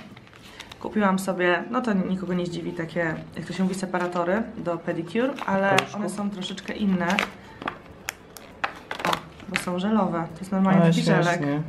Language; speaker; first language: Polish; native; Polish